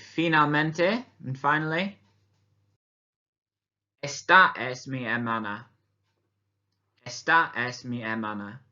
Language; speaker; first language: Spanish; non-native, fluent; English